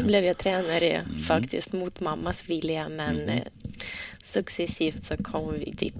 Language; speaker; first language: Swedish; non-native, learner; Russian